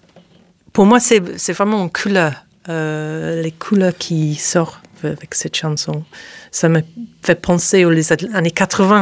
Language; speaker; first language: French; non-native, fluent; English